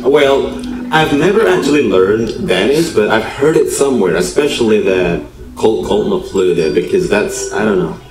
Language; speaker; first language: English; non-native, fluent; Indonesian